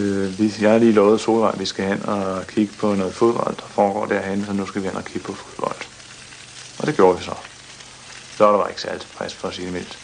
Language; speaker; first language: Danish; native; Danish